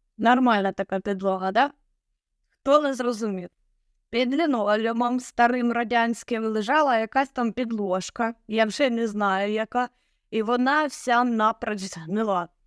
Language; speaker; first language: Ukrainian; non-native, local second language; Russian